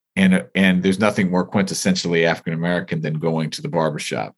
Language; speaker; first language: English; native; English